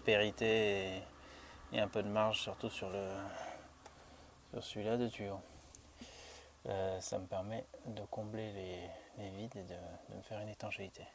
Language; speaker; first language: French; native; French